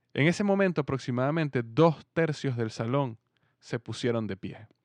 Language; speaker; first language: Spanish; native; Spanish